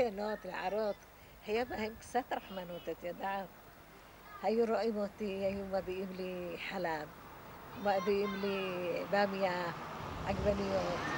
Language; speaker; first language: Hebrew; non-native, fluent; Arabic